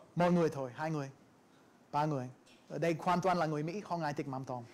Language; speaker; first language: Vietnamese; non-native, learner; English